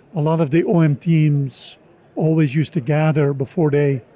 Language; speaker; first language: English; non-native, fluent; Dutch